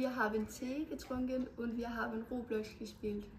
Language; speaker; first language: German; non-native, learner; Danish